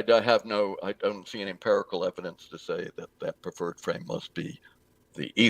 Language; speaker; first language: English; native; English